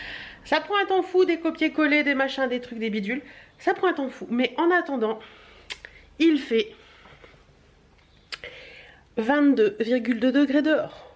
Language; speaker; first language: French; native; French